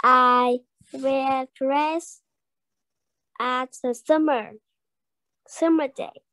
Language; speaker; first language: English; non-native, learner; Vietnamese